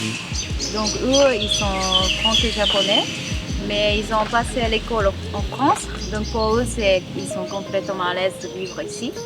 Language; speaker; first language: French; non-native, fluent; Japanese